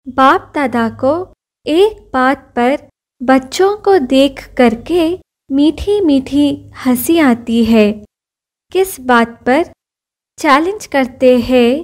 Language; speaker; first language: Hindi; non-native, local second language; Kannada